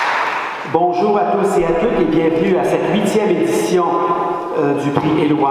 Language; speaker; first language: French; native; French